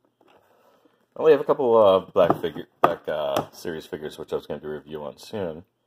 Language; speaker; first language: English; native; English